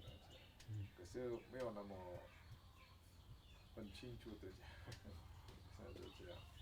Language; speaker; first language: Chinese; non-native, learner; Indonesian